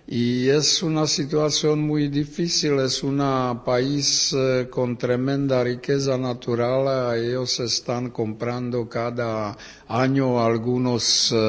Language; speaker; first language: Spanish; non-native, learner; Czech